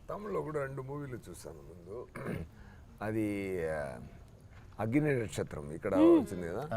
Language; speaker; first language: Telugu; non-native, fluent; Tamil